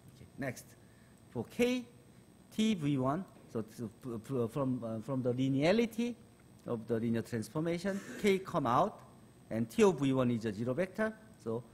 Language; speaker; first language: English; non-native, fluent; Korean